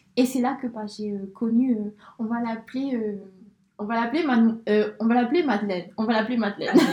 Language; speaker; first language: French; early bilingual, other home language; Spanish